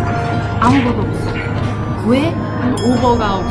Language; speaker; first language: Korean; non-native, learner; Chinese